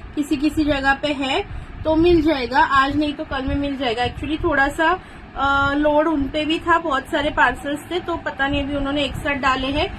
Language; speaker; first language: Hindi; non-native, local second language; Marathi